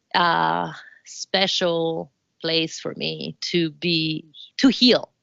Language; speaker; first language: English; non-native, fluent; Italian